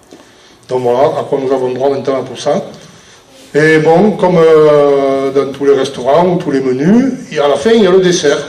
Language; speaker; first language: French; native; French